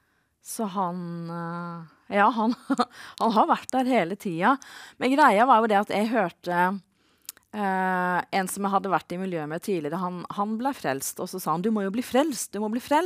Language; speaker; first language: Norwegian; native; Norwegian